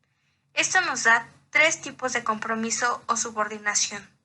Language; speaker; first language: Spanish; native; Spanish